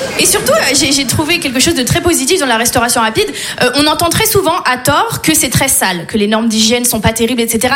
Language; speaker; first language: French; native; French